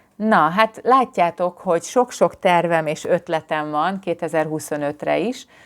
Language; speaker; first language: Hungarian; native; Hungarian